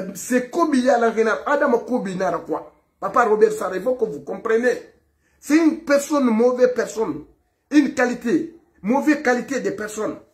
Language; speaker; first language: French; non-native, local second language; Fula